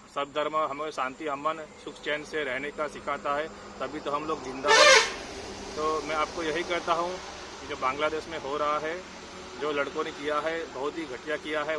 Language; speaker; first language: Hindi; non-native, local second language; Gujarati